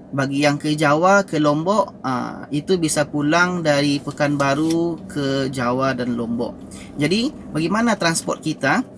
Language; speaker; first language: Malay; native; Malay